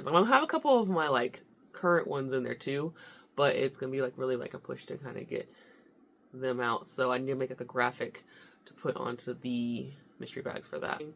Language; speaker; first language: English; native; English